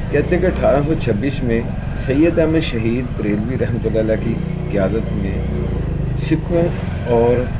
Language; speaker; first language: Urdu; non-native, local second language; Punjabi